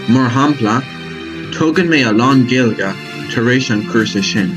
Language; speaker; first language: Irish; non-native, learner; English